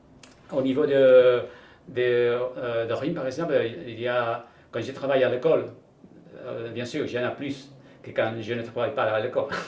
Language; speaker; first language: French; non-native, fluent; Spanish